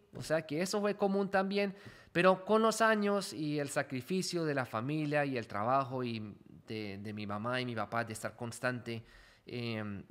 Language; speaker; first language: Spanish; early bilingual, heritage; Spanish